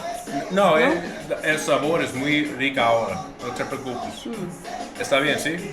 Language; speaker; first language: Spanish; non-native, learner; English